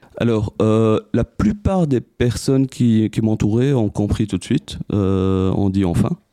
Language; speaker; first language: French; non-native, local second language; Arabic